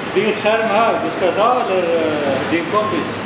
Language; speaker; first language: Swedish; non-native, learner; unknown